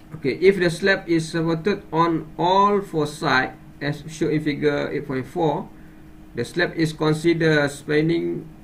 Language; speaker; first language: English; non-native, local second language; Malay